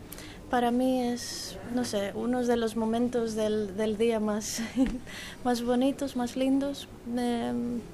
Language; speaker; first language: Spanish; non-native, fluent; Greek